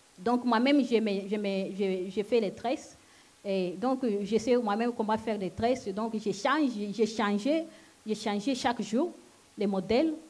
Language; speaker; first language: French; non-native, local second language; Lingala